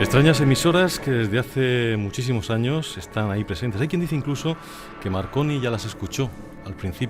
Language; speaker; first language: Spanish; native; Spanish